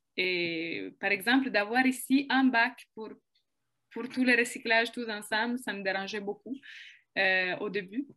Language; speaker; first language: French; non-native, fluent; Italian